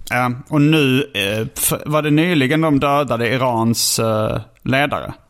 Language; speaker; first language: Swedish; native; Swedish